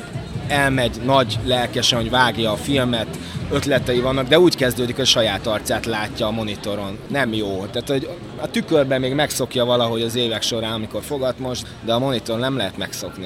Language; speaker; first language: Hungarian; native; Hungarian